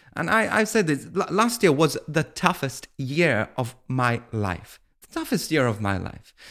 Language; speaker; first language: English; non-native, fluent; Maltese